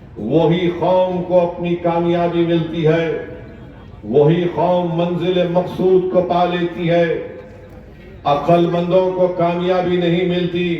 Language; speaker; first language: Urdu; native; Urdu